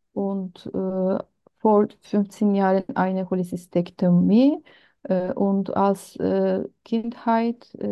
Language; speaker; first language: German; non-native, learner; Turkish